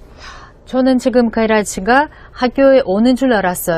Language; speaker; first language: Korean; non-native, fluent; Russian